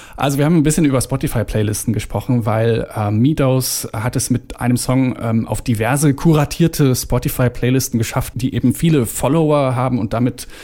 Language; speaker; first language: German; native; German